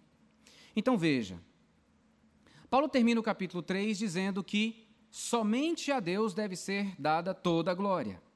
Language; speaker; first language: Portuguese; native; Portuguese